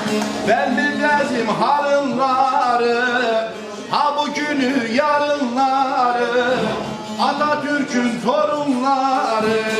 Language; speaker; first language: Turkish; native; Turkish